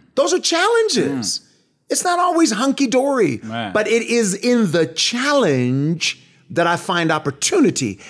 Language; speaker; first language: English; native; English